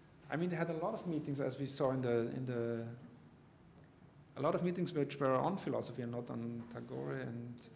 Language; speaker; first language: English; non-native, fluent; German